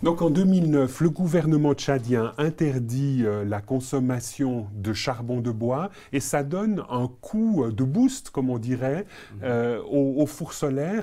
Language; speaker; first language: French; native; French